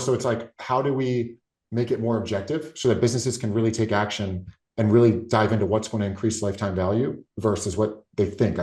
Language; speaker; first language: English; native; English